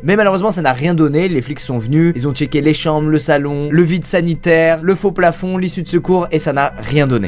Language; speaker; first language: French; native; French